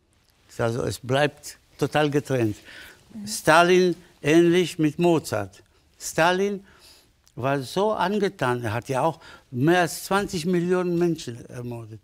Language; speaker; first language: German; non-native, fluent; Spanish